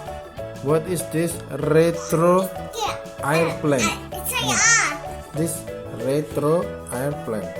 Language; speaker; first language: English; non-native, learner; Indonesian